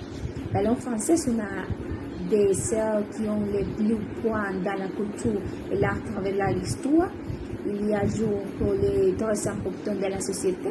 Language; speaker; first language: French; non-native, learner; Spanish